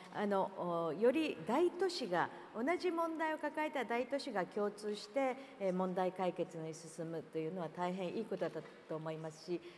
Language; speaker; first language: Japanese; native; Japanese